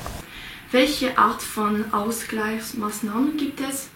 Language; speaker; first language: German; non-native, local second language; French